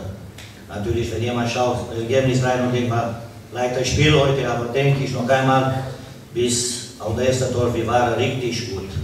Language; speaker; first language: German; non-native, fluent; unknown